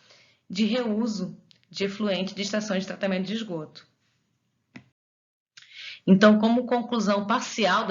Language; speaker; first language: Portuguese; native; Portuguese